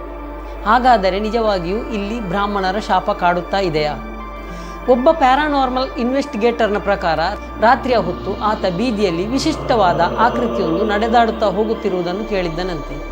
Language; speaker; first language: Kannada; native; Kannada